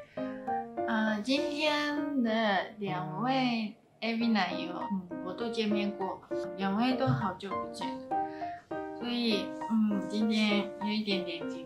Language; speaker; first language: Chinese; early bilingual, heritage; Japanese